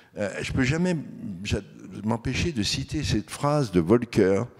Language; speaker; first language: French; native; French